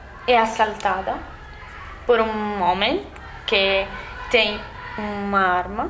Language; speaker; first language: Portuguese; non-native, learner; Italian